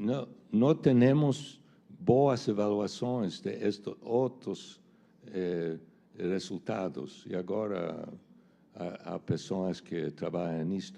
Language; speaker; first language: Portuguese; non-native, fluent; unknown